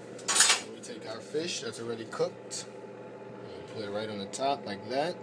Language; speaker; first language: English; native; English